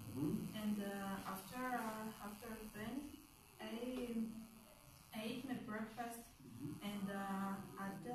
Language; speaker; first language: English; non-native, learner; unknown